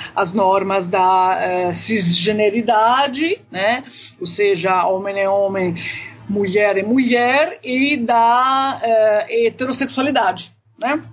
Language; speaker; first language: Portuguese; non-native, fluent; Italian